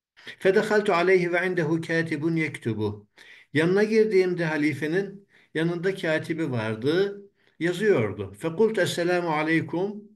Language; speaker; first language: Turkish; native; Turkish